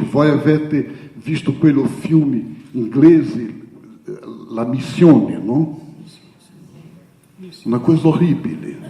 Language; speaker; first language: Italian; non-native, fluent; Portuguese